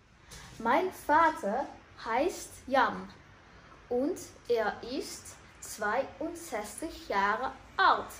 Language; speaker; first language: German; non-native, learner; Dutch